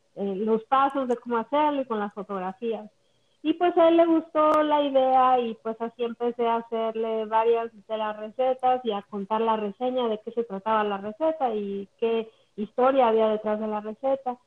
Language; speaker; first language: Spanish; native; Spanish